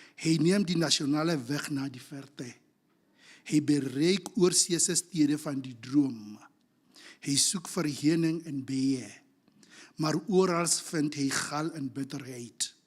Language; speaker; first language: Afrikaans; non-native, local second language; Southern Sotho